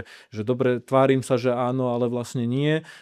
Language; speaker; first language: Slovak; native; Slovak